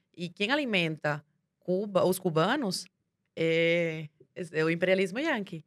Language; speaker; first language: Portuguese; early bilingual, other home language; Spanish